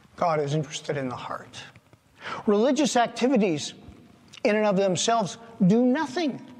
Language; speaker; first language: English; native; English